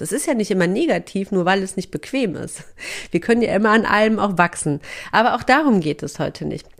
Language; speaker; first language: German; native; German